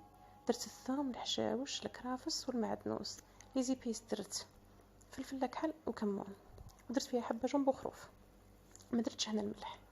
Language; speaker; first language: Arabic; native; Arabic